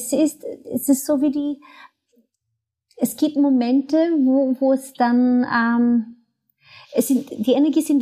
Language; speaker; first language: German; non-native, fluent; Portuguese